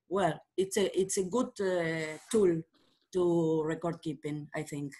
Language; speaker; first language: English; non-native, learner; Spanish